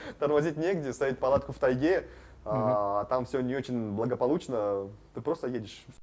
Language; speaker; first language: Russian; non-native, local second language; Tajik